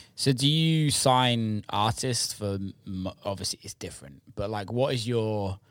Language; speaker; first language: English; native; English